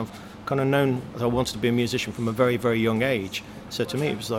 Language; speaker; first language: English; native; English